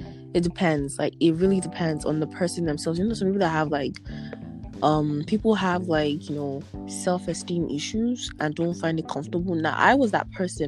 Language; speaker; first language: English; non-native, local second language; Yoruba